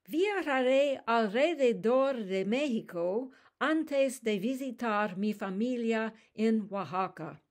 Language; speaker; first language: Spanish; non-native, learner; English